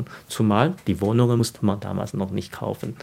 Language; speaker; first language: German; non-native, fluent; Chinese